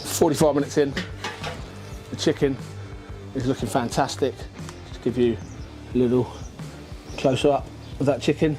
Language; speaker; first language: English; native; English